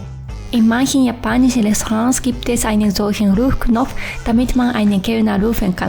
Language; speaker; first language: German; non-native, fluent; Japanese